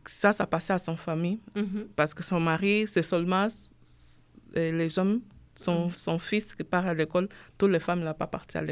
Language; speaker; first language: French; non-native, learner; Portuguese